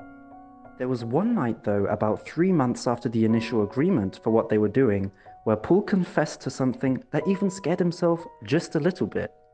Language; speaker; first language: English; native; English